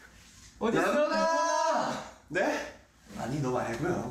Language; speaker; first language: Korean; native; Korean